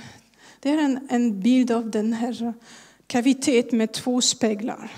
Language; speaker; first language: Swedish; non-native, fluent; French